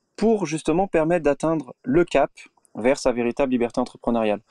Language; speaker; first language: French; native; French